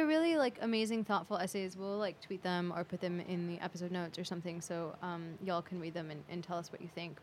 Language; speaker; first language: English; native; English